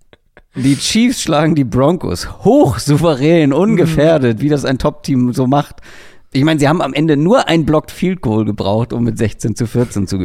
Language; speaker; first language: German; native; German